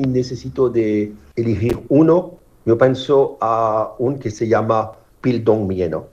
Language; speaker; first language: Spanish; non-native, fluent; French